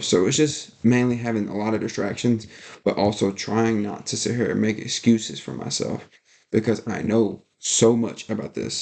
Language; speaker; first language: English; native; English